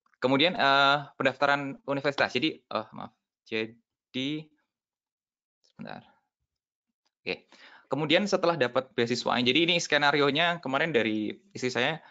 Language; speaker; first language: Indonesian; native; Indonesian